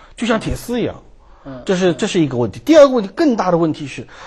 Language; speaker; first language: Chinese; native; Chinese